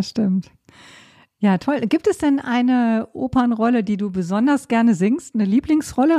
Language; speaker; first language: German; native; German